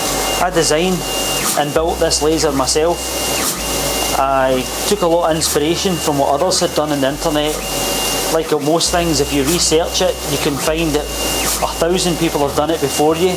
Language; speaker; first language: English; native; English